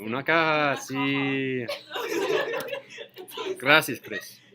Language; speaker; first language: Spanish; non-native, learner; English